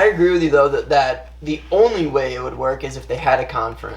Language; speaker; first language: English; native; English